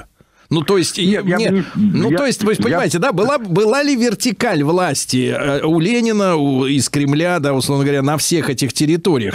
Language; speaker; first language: Russian; native; Russian